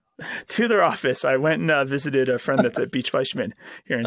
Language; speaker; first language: English; native; English